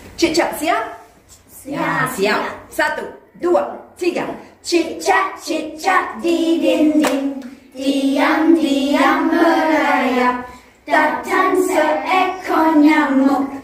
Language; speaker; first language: Indonesian; non-native, fluent; English